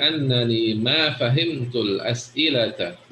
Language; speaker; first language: Arabic; non-native, fluent; English